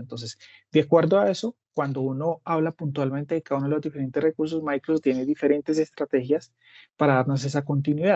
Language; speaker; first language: Spanish; native; Spanish